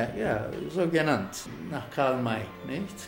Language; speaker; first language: German; non-native, fluent; Turkish